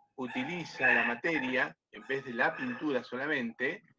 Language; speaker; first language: Spanish; native; Spanish